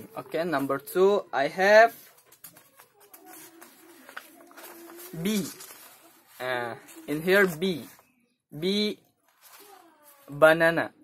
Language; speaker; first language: English; non-native, learner; Indonesian